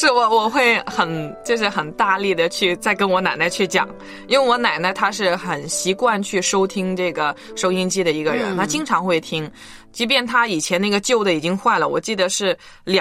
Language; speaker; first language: Chinese; native; Chinese